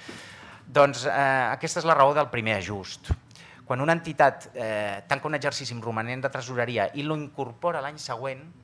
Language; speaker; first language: Catalan; native; Catalan